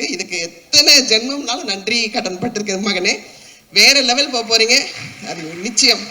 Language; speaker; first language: Tamil; native; Tamil